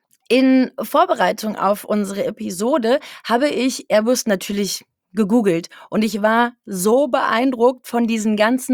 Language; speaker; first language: German; native; German